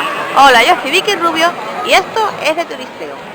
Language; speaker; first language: Spanish; native; Spanish